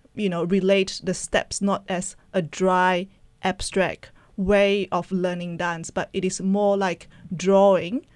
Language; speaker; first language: English; non-native, local second language; Chinese